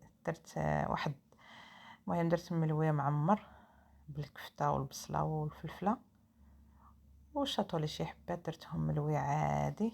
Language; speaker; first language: Arabic; native; Arabic